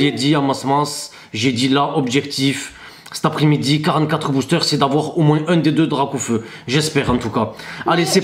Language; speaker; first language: French; native; French